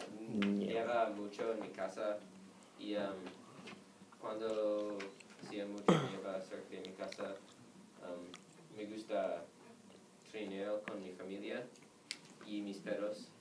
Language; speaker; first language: Spanish; non-native, learner; English